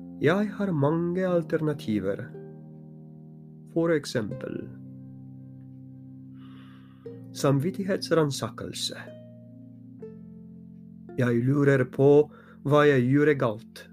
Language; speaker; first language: Norwegian; non-native, fluent; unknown